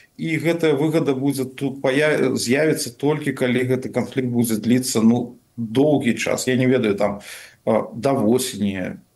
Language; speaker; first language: Belarusian; non-native, local second language; Russian